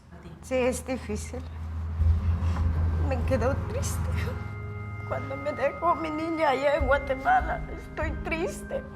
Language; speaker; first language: Spanish; non-native, local second language; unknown